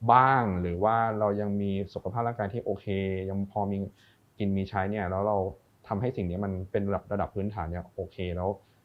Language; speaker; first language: Thai; native; Thai